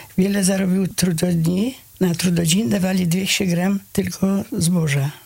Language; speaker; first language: Polish; early bilingual, heritage; Polish